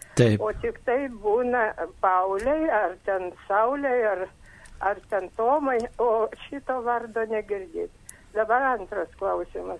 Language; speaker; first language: Lithuanian; native; Lithuanian